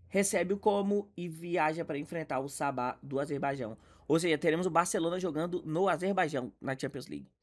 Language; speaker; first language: Portuguese; native; Portuguese